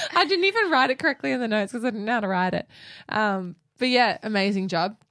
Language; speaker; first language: English; native; English